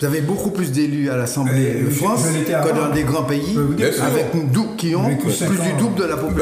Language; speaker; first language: French; native; French